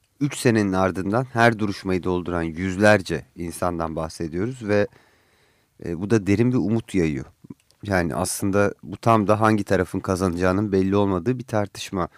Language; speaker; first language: Turkish; native; Turkish